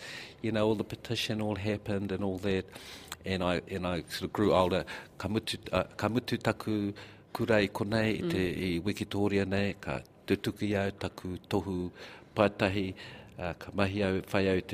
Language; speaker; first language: English; native; English